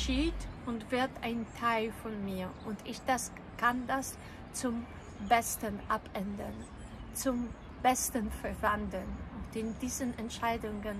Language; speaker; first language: German; non-native, fluent; Polish